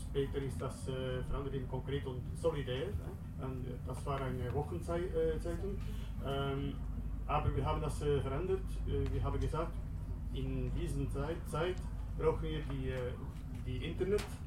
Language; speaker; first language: German; non-native, learner; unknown